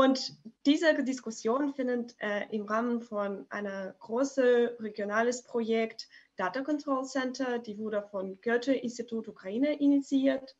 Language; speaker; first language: German; non-native, fluent; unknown